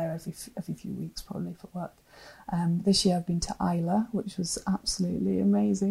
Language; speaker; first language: English; native; English